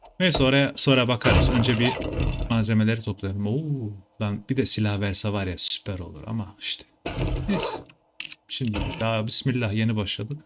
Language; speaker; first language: Turkish; early bilingual, heritage; Turkish